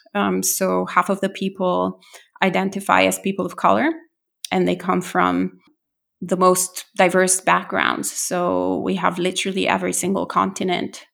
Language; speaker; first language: English; non-native, fluent; Italian